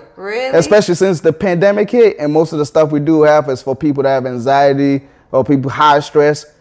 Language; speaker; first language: English; early bilingual, other home language; Akan